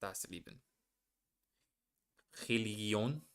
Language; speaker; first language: German; non-native, learner; Portuguese